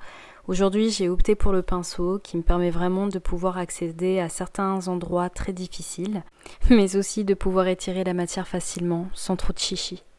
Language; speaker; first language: French; native; French